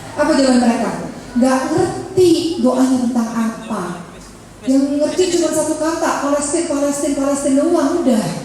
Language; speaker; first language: Indonesian; native; Indonesian